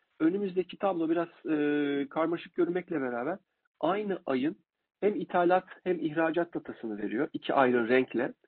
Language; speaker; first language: Turkish; native; Turkish